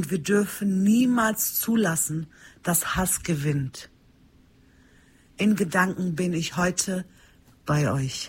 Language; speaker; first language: German; early bilingual, other home language; Turkish